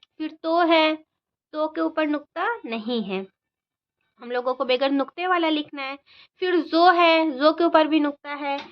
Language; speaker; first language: Hindi; native; Hindi